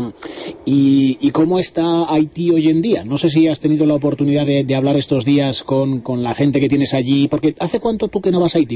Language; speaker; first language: Spanish; native; Spanish